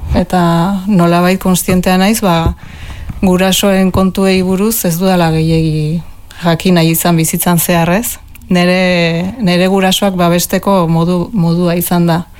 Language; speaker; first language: Basque; non-native, local second language; Spanish